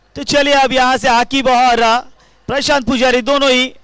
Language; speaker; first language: Hindi; non-native, local second language; Marathi